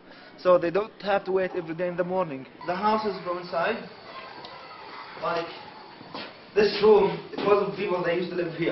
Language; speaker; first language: English; non-native, fluent; Arabic